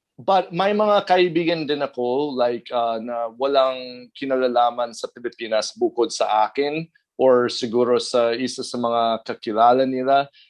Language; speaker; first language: Filipino; non-native, fluent; English